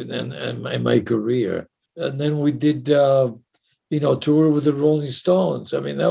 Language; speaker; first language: English; non-native, fluent; Italian